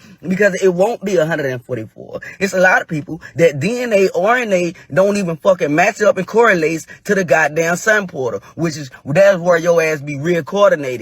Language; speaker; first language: English; native; English